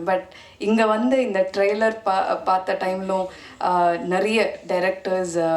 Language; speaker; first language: Tamil; non-native, fluent; Malayalam